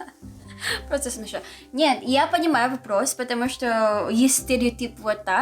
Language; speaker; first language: Russian; non-native, learner; Filipino